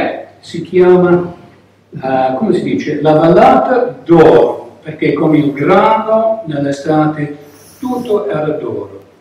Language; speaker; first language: Italian; non-native, learner; English